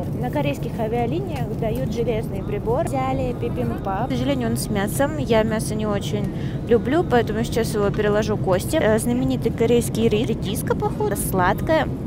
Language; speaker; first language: Russian; native; Russian